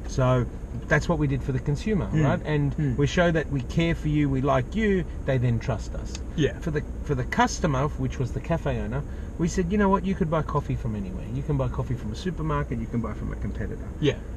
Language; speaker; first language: English; native; English